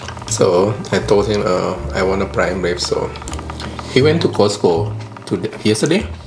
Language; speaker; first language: English; non-native, fluent; Indonesian